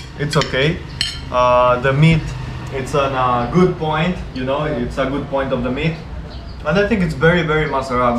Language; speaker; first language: English; non-native, fluent; Spanish